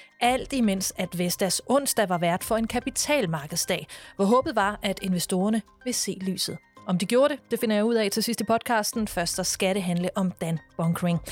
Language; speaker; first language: Danish; native; Danish